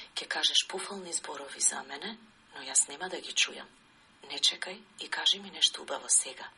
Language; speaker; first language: Macedonian; native; Macedonian